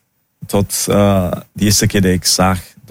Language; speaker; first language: Dutch; non-native, fluent; Italian